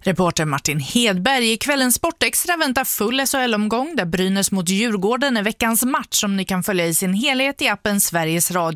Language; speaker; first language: Swedish; native; Swedish